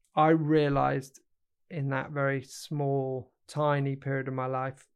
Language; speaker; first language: English; native; English